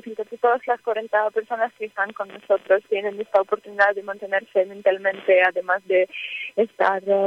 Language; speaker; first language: Spanish; early bilingual, heritage; Ukrainian